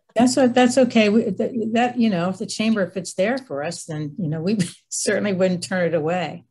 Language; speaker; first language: English; native; English